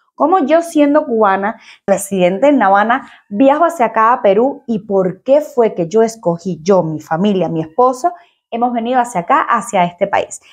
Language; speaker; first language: Spanish; native; Spanish